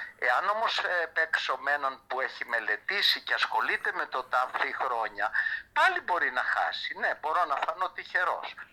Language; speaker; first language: Greek; early bilingual, heritage; Greek